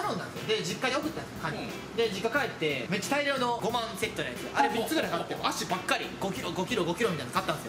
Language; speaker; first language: Japanese; native; Japanese